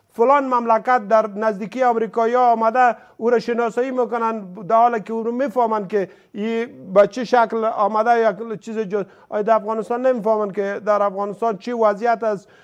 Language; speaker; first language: Persian; native; Persian